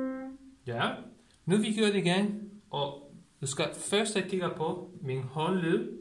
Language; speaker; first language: Danish; non-native, learner; Spanish